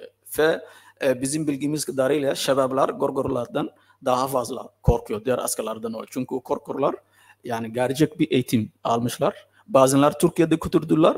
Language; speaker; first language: Turkish; non-native, fluent; Somali